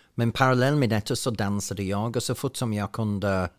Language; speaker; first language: Swedish; non-native, fluent; English